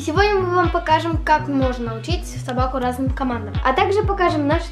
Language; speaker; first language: Russian; native; Russian